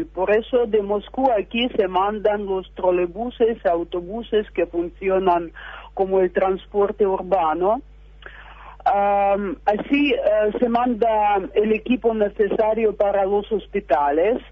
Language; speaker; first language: Spanish; non-native, fluent; Russian